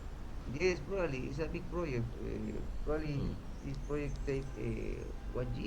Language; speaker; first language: English; non-native, learner; Spanish